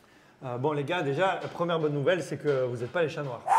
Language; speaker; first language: French; native; French